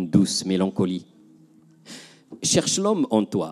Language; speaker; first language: French; non-native, local second language; Arabic